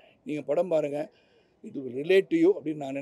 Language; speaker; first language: Tamil; native; Tamil